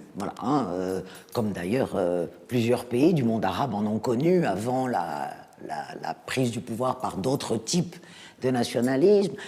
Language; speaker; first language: French; native; French